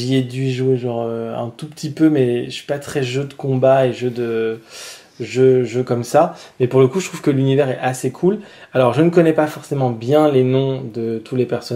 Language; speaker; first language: French; native; French